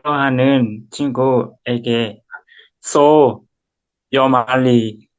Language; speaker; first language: Korean; non-native, learner; Lao